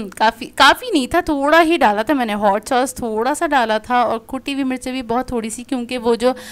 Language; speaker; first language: Hindi; native; Hindi